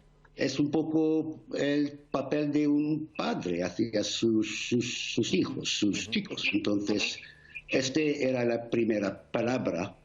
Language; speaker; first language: Spanish; non-native, fluent; English